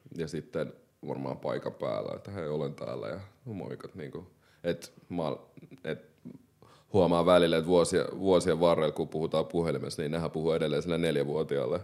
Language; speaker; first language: Finnish; early bilingual, other home language; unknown